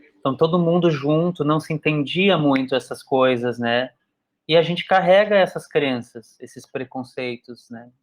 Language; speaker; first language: Portuguese; native; Portuguese